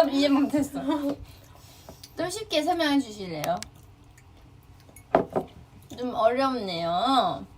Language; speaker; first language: Korean; non-native, fluent; Thai